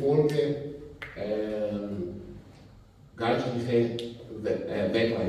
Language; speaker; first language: German; non-native, fluent; Portuguese